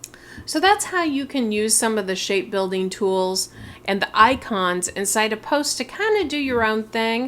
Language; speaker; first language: English; native; English